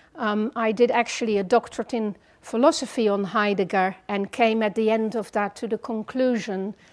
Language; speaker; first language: English; non-native, fluent; Dutch